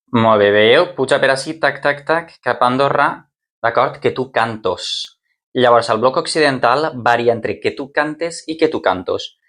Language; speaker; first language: Catalan; native; Catalan